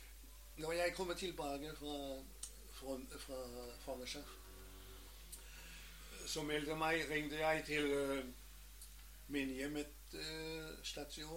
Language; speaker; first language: Norwegian; non-native, learner; German